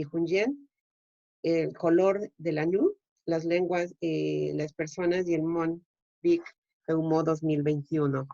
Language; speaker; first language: Spanish; native; Spanish